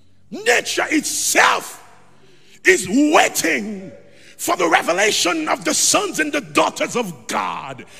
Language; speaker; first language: English; non-native, fluent; Haitian Creole